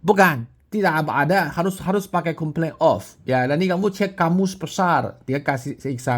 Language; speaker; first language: Indonesian; non-native, fluent; Chinese